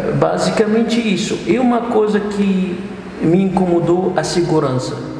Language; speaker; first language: Portuguese; non-native, fluent; Arabic